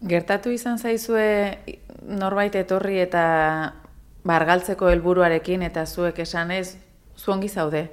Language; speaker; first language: Basque; native; Basque